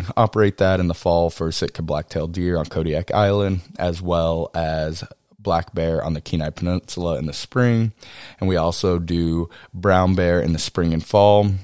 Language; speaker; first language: English; native; English